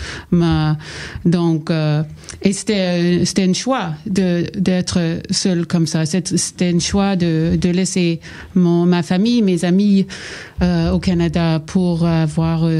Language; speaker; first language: French; non-native, local second language; English